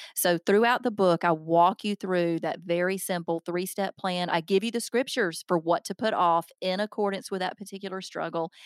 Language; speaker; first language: English; native; English